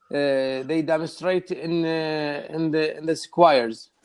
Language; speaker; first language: English; non-native, learner; Arabic